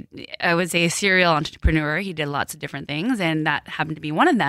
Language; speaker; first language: English; early bilingual, other home language; Korean